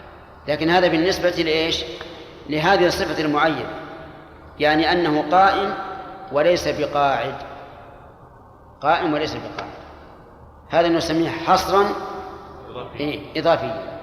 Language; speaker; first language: Arabic; native; Arabic